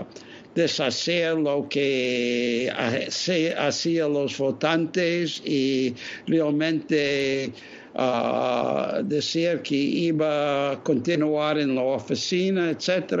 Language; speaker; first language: Spanish; non-native, fluent; English